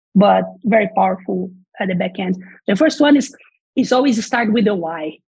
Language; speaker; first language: English; non-native, fluent; Portuguese